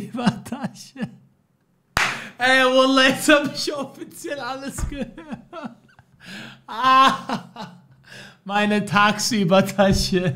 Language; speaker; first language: German; native; German